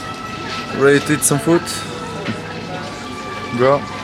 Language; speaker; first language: English; non-native, fluent; Macedonian